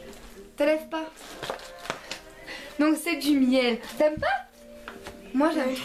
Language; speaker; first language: French; early bilingual, other home language; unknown